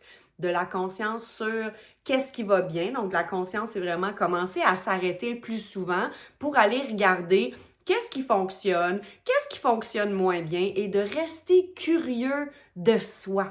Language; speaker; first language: French; native; French